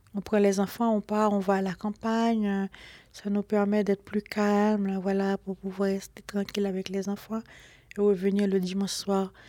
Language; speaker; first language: French; non-native, local second language; Haitian Creole